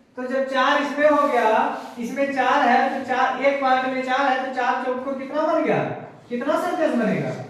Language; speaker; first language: Hindi; native; Hindi